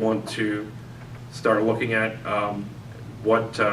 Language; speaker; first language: English; native; English